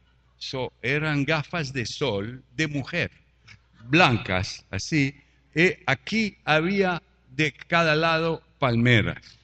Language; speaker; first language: Spanish; non-native, fluent; French